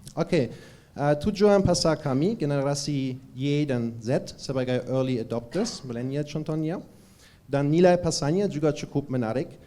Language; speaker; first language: Indonesian; non-native, fluent; German